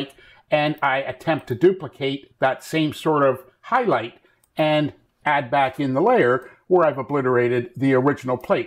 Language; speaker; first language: English; native; English